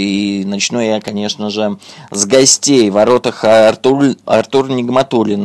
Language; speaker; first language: Russian; native; Russian